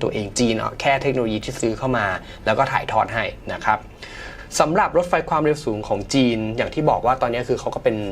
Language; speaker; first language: Thai; native; Thai